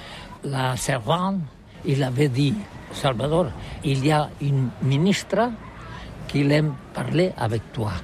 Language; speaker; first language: French; non-native, learner; Catalan